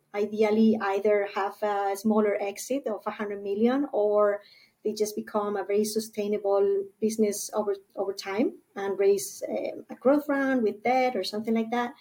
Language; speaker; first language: English; non-native, fluent; Spanish